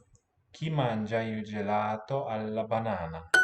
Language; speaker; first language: Italian; non-native, learner; English